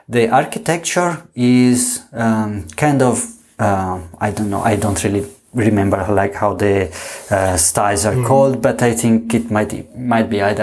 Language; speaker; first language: English; non-native, fluent; Italian